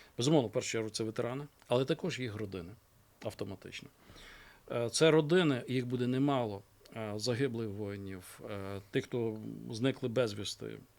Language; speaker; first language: Ukrainian; native; Ukrainian